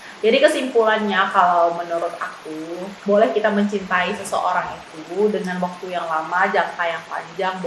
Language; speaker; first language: Indonesian; native; Indonesian